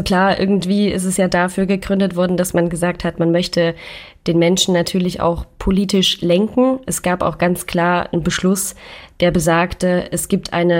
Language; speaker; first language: German; native; German